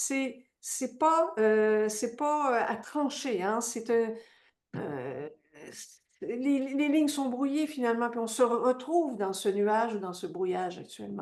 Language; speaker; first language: French; native; French